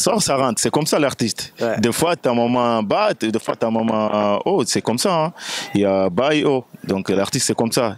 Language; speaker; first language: French; non-native, fluent; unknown